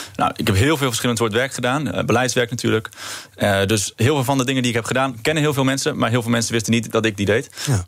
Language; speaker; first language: Dutch; native; Dutch